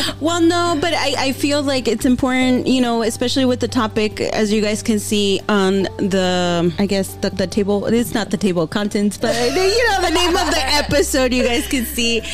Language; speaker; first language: English; early bilingual, other home language; Spanish